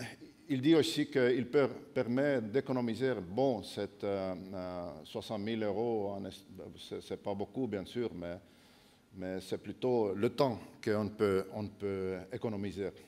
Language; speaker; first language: French; non-native, fluent; Estonian